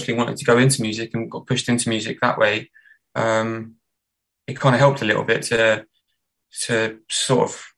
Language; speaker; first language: English; native; English